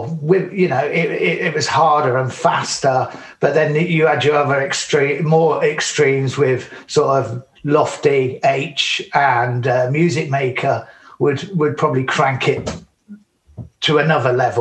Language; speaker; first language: English; native; English